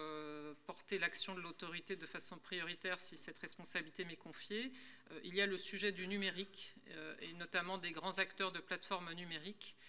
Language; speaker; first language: French; native; French